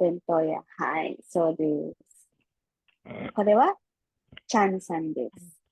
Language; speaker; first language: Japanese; non-native, fluent; Filipino